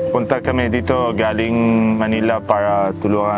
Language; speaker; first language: Filipino; non-native, learner; Arabic